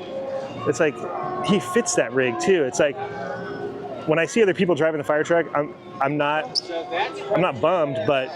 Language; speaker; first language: English; native; English